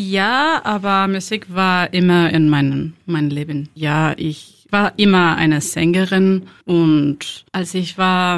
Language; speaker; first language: German; non-native, learner; Spanish